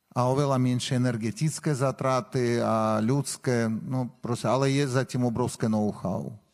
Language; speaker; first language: Slovak; non-native, fluent; Armenian